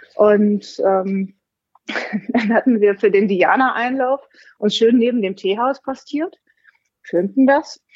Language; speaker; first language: German; native; German